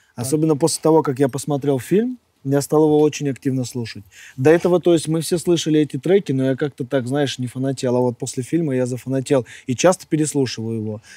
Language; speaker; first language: Russian; native; Russian